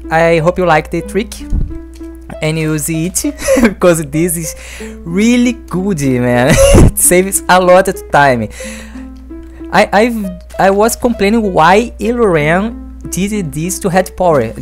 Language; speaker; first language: English; non-native, fluent; Portuguese